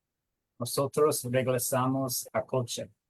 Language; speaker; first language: Spanish; non-native, learner; English